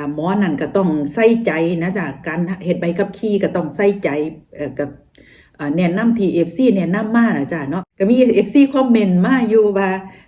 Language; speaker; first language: Thai; native; Thai